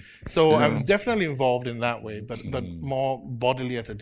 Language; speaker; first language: English; native; English